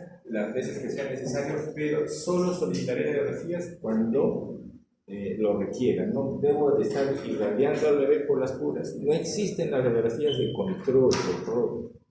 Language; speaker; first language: Spanish; native; Spanish